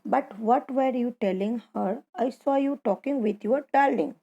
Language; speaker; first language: English; non-native, local second language; Gujarati